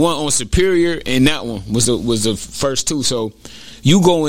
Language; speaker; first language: English; native; English